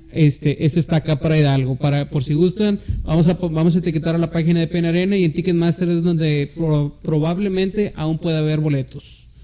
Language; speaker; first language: Spanish; early bilingual, heritage; Spanish